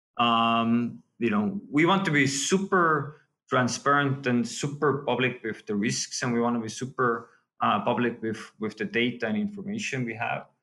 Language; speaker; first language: English; non-native, fluent; Estonian